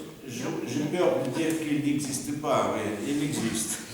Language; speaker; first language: French; non-native, learner; Russian